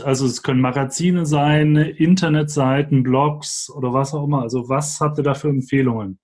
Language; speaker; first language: German; native; German